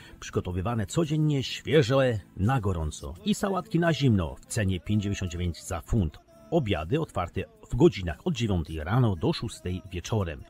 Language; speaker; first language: Polish; native; Polish